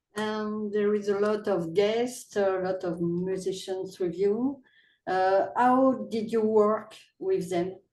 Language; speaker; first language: English; non-native, learner; French